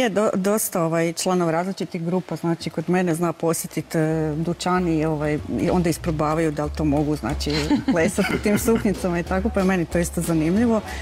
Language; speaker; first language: Croatian; native; Croatian